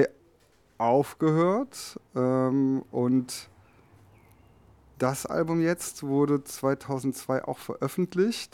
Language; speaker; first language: German; native; German